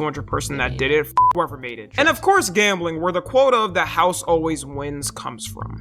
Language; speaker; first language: English; native; English